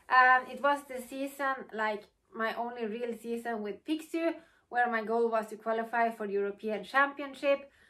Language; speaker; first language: English; non-native, fluent; Norwegian